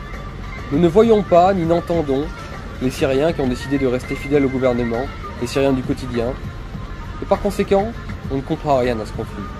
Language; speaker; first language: French; native; French